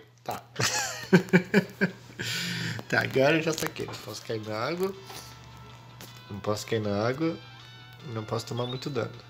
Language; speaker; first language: Portuguese; native; Portuguese